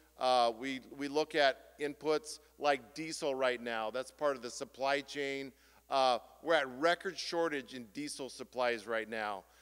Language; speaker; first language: English; native; English